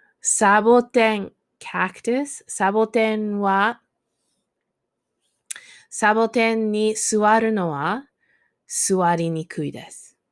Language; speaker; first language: Japanese; non-native, fluent; English